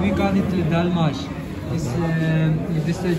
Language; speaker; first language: English; non-native, learner; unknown